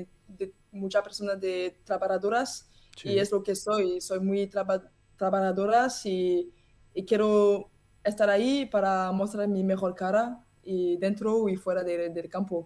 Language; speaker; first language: Spanish; non-native, learner; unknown